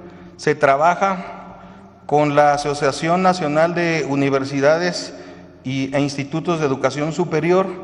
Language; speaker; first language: Spanish; native; Spanish